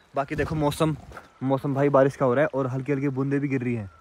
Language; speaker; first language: Hindi; native; Hindi